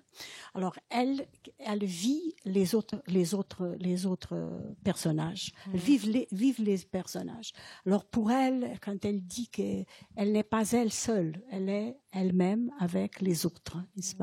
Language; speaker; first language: French; non-native, fluent; Portuguese